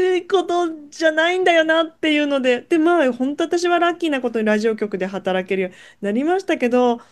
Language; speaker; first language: Japanese; native; Japanese